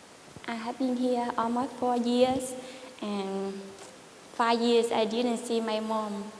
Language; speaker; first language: English; non-native, learner; Vietnamese